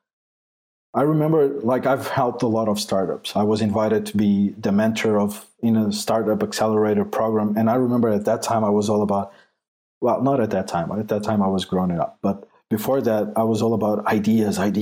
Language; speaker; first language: English; non-native, fluent; Portuguese